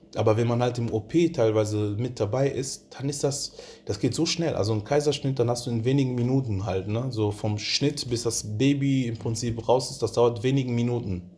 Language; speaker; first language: German; early bilingual, other home language; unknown